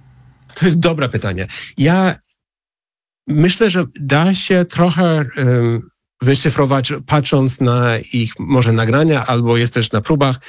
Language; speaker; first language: Polish; non-native, fluent; English